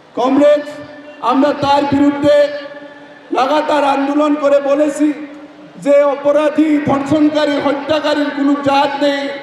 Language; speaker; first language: Bangla; non-native, learner; Assamese